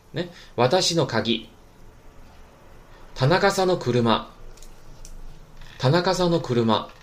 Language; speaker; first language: Japanese; non-native, fluent; Chinese